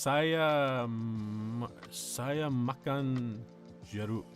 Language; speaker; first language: Indonesian; non-native, learner; English